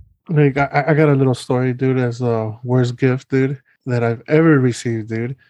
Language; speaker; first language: English; early bilingual, other home language; Spanish